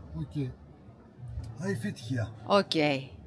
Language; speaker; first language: English; non-native, learner; Greek